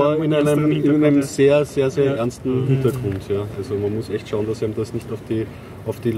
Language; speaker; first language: German; native; German